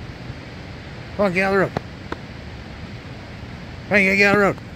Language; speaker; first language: English; native; English